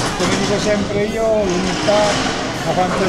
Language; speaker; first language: Italian; native; Italian